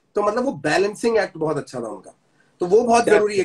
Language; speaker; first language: Hindi; native; Hindi